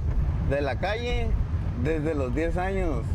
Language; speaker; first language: Spanish; native; Spanish